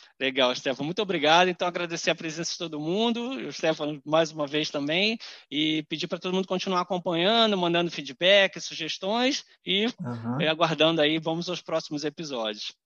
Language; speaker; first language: Portuguese; native; Portuguese